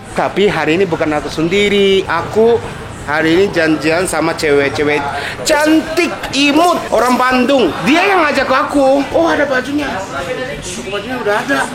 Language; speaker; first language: Indonesian; non-native, fluent; Japanese